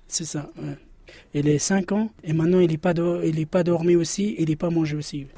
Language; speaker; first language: French; non-native, learner; Persian